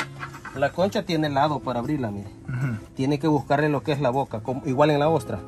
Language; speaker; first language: Spanish; native; Spanish